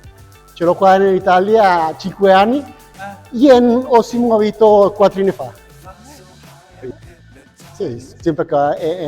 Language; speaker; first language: Italian; non-native, learner; Spanish